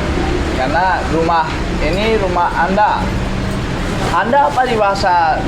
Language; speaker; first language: Indonesian; non-native, fluent; Persian